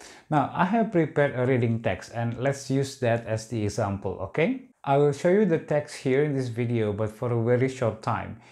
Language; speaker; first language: English; non-native, fluent; Indonesian